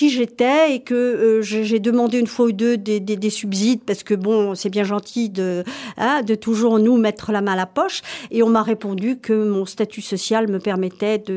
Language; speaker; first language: French; native; French